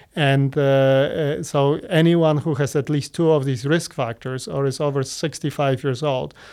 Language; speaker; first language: English; non-native, fluent; Polish